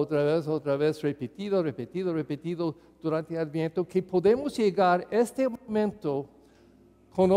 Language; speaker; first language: Spanish; non-native, fluent; English